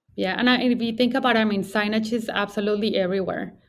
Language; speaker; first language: English; non-native, fluent; Spanish